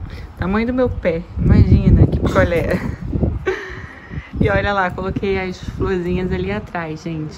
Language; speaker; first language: Portuguese; native; Portuguese